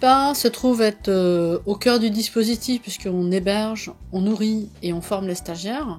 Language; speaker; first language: French; native; French